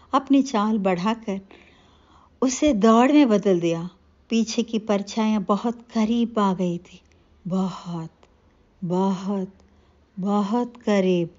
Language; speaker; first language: Hindi; non-native, local second language; Telugu